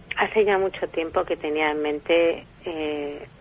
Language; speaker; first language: Spanish; native; Spanish